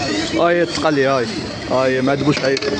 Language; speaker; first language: Arabic; native; Arabic